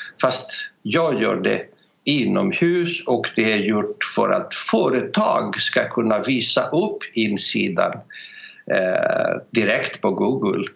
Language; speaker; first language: Swedish; non-native, fluent; Greek